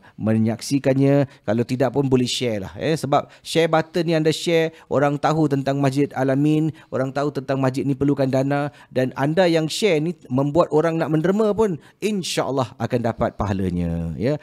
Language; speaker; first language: Malay; native; Malay